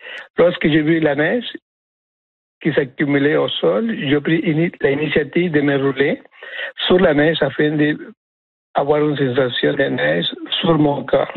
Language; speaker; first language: French; non-native, fluent; Spanish